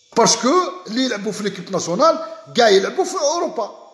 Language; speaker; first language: French; non-native, local second language; Arabic